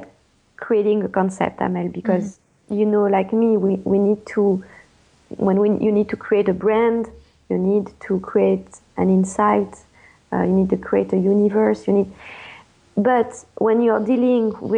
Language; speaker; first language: English; non-native, fluent; French